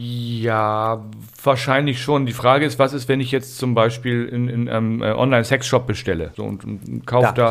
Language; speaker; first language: German; native; German